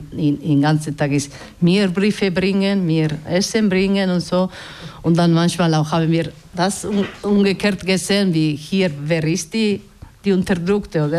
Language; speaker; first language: German; non-native, learner; Basque